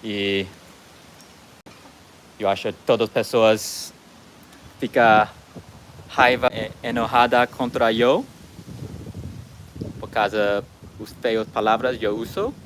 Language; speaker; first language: Portuguese; non-native, learner; English